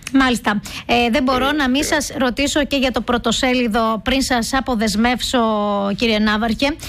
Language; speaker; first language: Greek; native; Greek